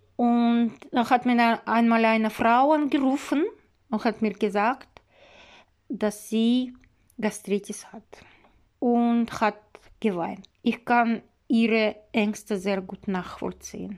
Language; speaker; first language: German; non-native, learner; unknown